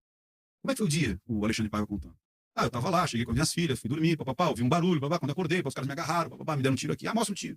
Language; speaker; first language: Portuguese; native; Portuguese